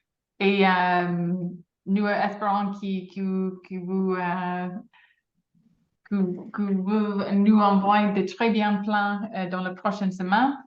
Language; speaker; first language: French; non-native, fluent; English